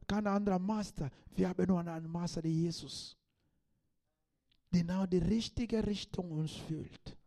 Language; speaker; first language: German; non-native, learner; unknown